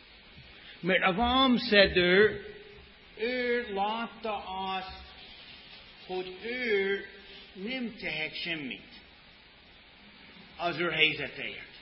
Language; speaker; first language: Hungarian; non-native, fluent; English